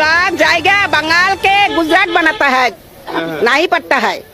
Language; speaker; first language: Hindi; non-native, local second language; Bangla